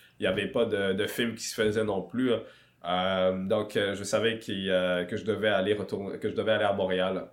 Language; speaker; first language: French; early bilingual, other home language; Swahili